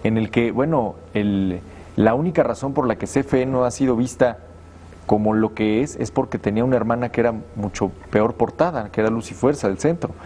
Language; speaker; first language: Spanish; native; Spanish